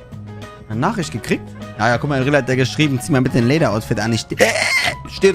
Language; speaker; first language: German; native; German